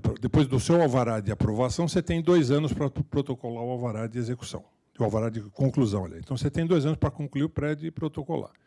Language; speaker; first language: Portuguese; native; Portuguese